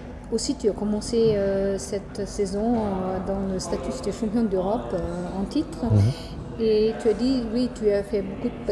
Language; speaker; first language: French; non-native, fluent; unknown